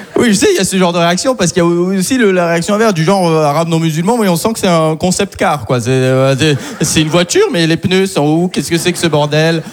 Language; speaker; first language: French; early bilingual, other home language; Arabic